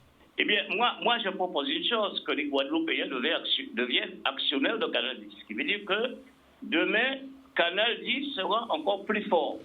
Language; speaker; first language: French; native; French